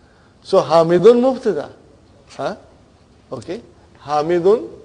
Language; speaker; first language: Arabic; non-native, fluent; Urdu